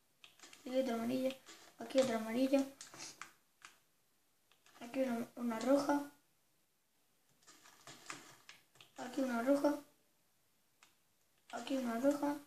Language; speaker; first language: Spanish; native; Spanish